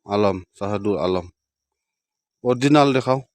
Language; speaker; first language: Hindi; non-native, local second language; Khasi